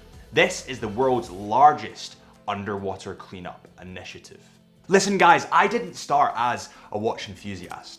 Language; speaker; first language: English; native; English